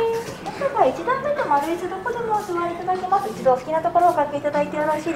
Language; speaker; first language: Japanese; native; Japanese